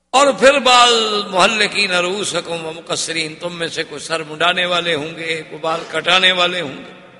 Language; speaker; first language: Urdu; native; Urdu